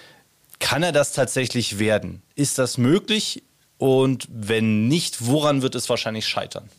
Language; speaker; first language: German; native; German